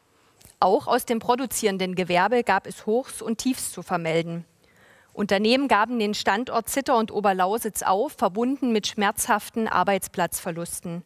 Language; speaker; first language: German; native; German